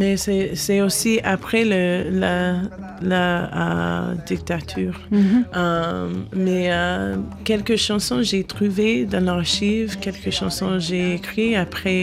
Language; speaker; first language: French; non-native, learner; English